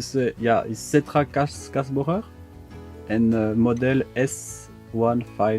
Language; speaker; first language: English; non-native, learner; French